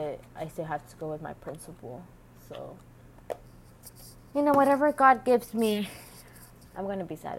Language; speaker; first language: English; native; English